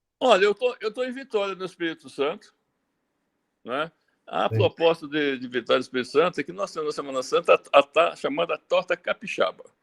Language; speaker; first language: Portuguese; early bilingual, other home language; German